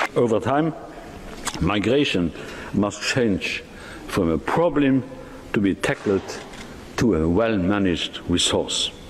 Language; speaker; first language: English; non-native, fluent; Luxembourgish